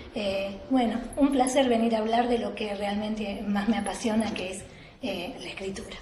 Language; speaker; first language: Spanish; native; Spanish